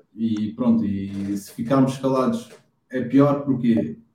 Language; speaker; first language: Portuguese; non-native, local second language; Kabuverdianu